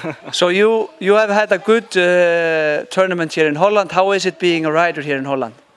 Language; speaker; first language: English; non-native, fluent; Icelandic